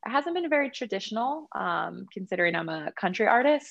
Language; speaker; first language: English; native; English